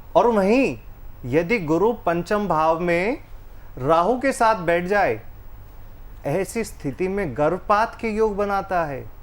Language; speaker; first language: Hindi; native; Hindi